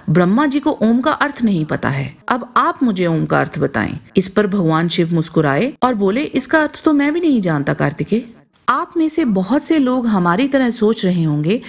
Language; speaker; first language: Hindi; non-native, local second language; Punjabi